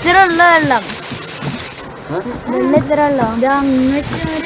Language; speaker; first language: Malayalam; native; Malayalam